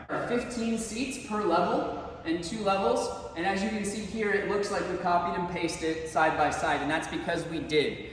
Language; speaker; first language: English; native; English